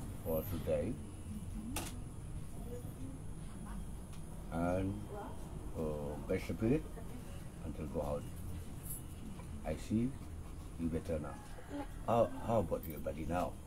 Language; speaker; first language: English; non-native, learner; Balinese